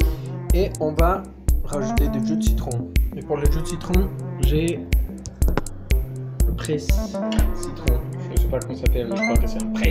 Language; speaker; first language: French; non-native, fluent; Spanish